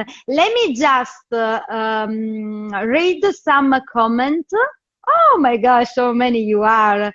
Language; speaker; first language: English; non-native, fluent; Italian